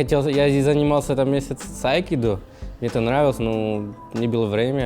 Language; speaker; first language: Russian; non-native, learner; Slovak